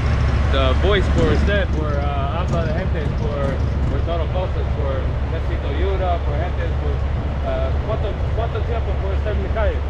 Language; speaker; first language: Spanish; non-native, learner; English